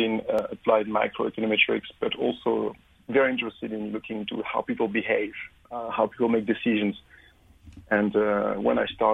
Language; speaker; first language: English; non-native, fluent; French